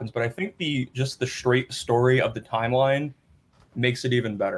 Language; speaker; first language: English; native; English